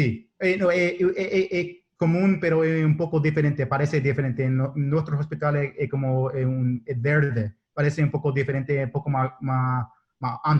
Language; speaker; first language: Spanish; non-native, learner; English